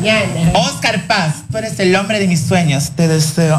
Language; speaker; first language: Spanish; native; Spanish